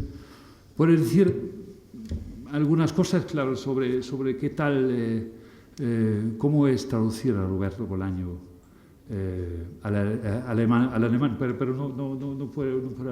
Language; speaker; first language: Spanish; non-native, fluent; German